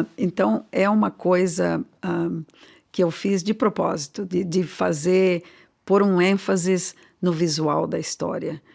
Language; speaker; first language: Portuguese; native; Portuguese